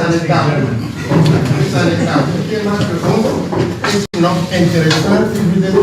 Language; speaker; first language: German; non-native, learner; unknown